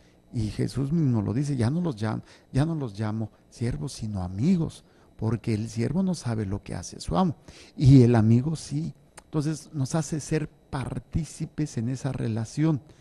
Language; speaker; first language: Spanish; native; Spanish